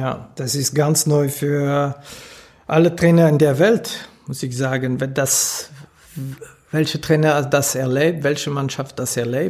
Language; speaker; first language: German; non-native, local second language; French